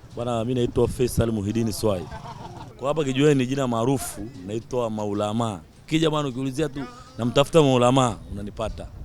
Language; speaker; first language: Swahili; non-native, local second language; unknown